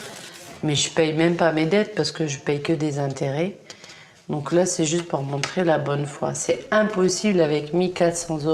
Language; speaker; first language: French; native; French